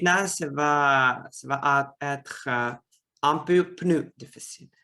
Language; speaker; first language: French; non-native, fluent; Russian